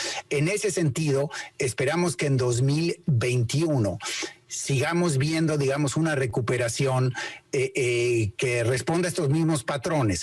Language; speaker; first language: Spanish; native; Spanish